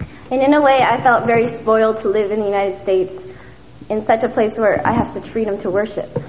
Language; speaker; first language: English; early bilingual, other home language; Min Nan Chinese